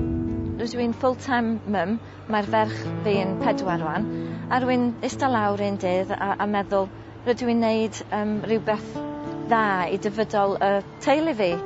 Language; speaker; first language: Welsh; non-native, local second language; English